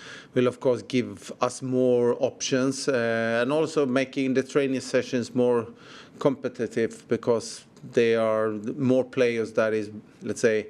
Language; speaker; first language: English; non-native, fluent; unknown